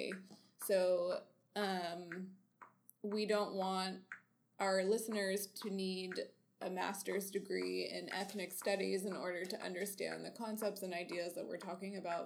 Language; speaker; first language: English; native; English